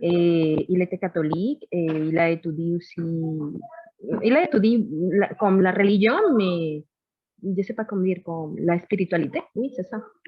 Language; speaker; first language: French; non-native, learner; Spanish